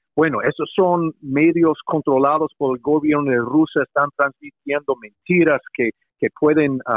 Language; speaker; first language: Spanish; non-native, fluent; English